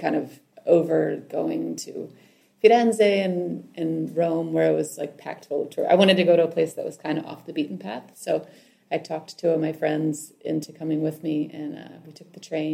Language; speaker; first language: English; native; English